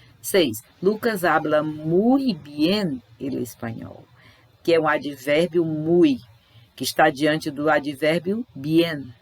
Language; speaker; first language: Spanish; non-native, fluent; Portuguese